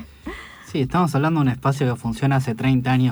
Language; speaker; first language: Spanish; native; Spanish